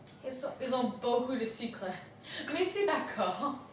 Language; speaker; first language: French; non-native, learner; English